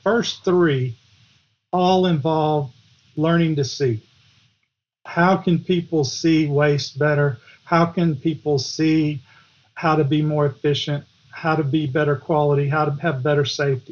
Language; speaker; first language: English; native; English